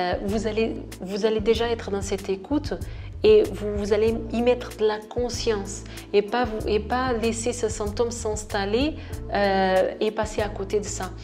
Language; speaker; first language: French; non-native, fluent; Portuguese